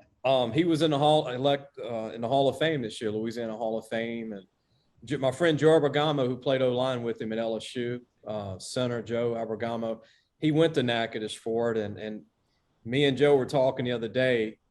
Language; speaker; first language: English; native; English